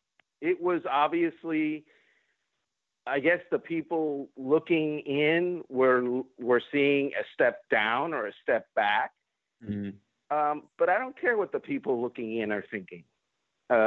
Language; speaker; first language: English; non-native, fluent; Spanish